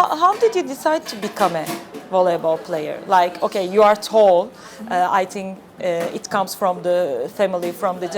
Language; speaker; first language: English; non-native, fluent; Turkish